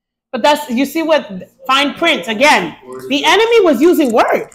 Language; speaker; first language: English; early bilingual, other home language; Spanish